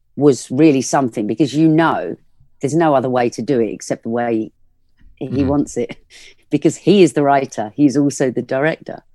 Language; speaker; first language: English; native; English